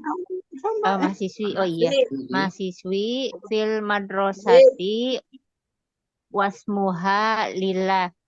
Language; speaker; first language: Arabic; non-native, learner; Indonesian